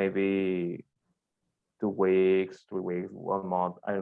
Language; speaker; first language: English; non-native, learner; Spanish